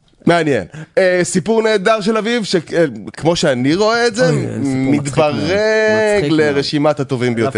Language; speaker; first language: Hebrew; native; Hebrew